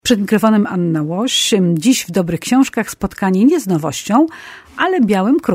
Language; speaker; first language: Polish; native; Polish